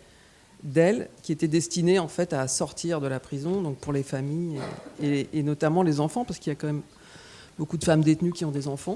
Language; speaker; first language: French; native; French